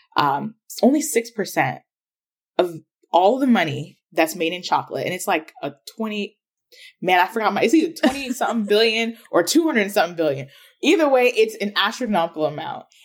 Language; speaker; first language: English; early bilingual, other home language; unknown